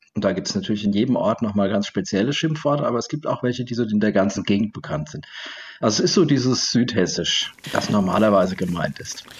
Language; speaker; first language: German; native; German